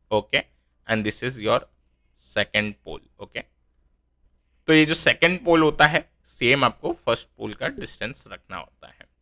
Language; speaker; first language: Hindi; native; Hindi